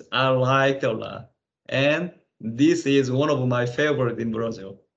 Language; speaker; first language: English; non-native, fluent; Korean